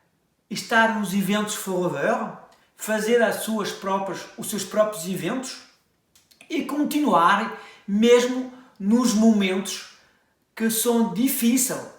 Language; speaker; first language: Portuguese; early bilingual, heritage; French